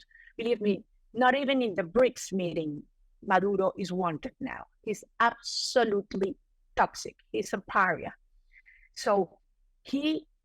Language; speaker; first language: English; non-native, fluent; Spanish